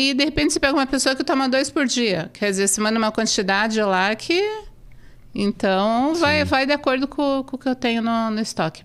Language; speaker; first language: Portuguese; native; Portuguese